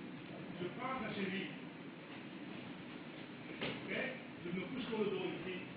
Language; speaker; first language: French; non-native, learner; Romanian